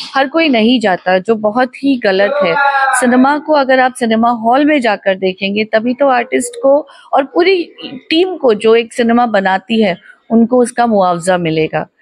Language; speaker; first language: Hindi; non-native, local second language; Gujarati